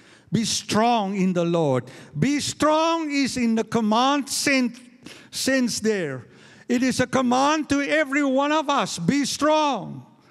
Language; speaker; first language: English; non-native, local second language; Afrikaans